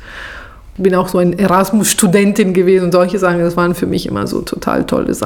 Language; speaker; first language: German; non-native, fluent; Italian